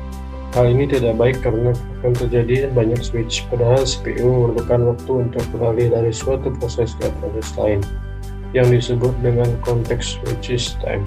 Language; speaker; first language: Indonesian; native; Indonesian